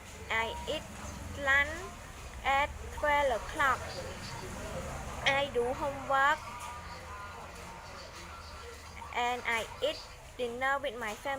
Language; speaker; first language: English; non-native, learner; Khmer